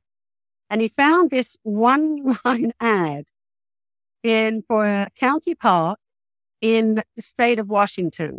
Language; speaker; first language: English; native; English